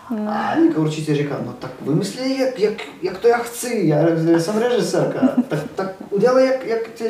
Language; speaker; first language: Czech; non-native, learner; Russian